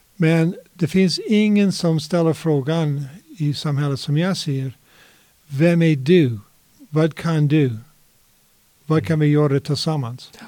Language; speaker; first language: Swedish; non-native, fluent; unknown